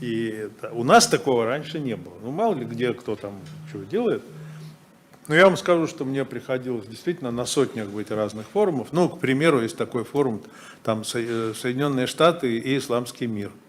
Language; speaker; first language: Russian; native; Russian